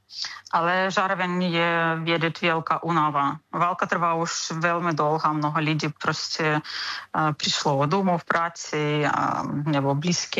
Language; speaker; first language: Czech; non-native, learner; Ukrainian